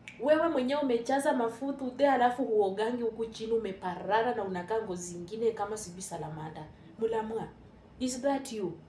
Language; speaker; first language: Swahili; non-native, local second language; Luyia